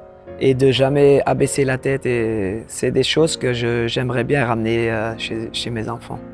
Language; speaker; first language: French; non-native, local second language; Dutch